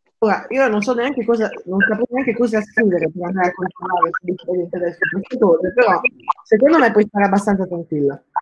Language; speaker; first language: Italian; native; Italian